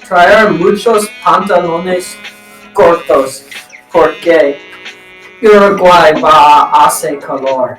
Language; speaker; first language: Spanish; non-native, learner; English